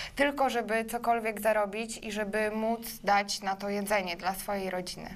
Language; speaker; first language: Polish; early bilingual, other home language; Ukrainian